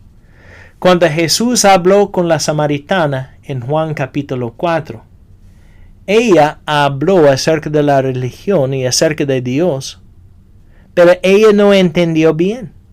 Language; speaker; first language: Spanish; non-native, fluent; English